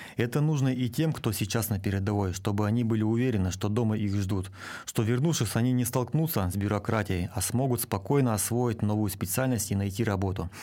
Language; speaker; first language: Russian; native; Russian